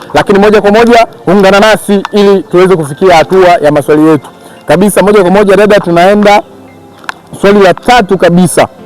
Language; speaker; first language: Swahili; native; Swahili